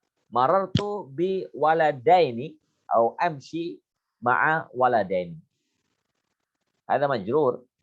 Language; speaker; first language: Arabic; non-native, fluent; Indonesian